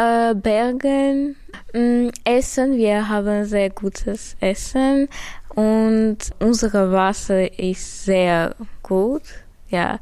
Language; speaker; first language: German; non-native, learner; Armenian